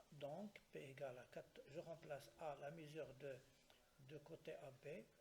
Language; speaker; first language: French; non-native, local second language; Arabic